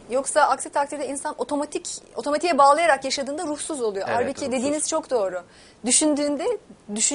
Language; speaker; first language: Turkish; native; Turkish